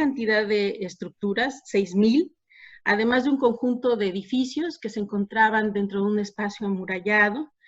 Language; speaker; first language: Spanish; native; Spanish